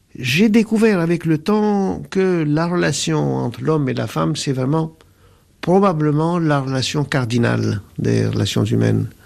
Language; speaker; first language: French; non-native, local second language; Arabic